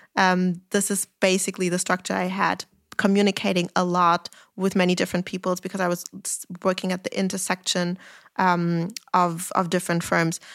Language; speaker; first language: English; non-native, fluent; German